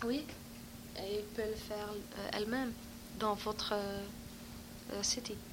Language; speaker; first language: French; non-native, learner; Dutch